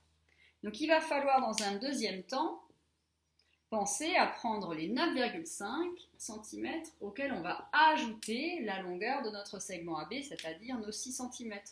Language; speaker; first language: French; native; French